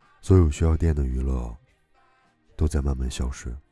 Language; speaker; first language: Chinese; native; Chinese